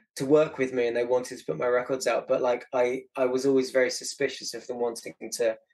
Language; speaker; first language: English; native; English